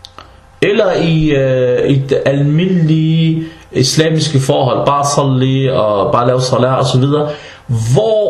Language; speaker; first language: Danish; non-native, fluent; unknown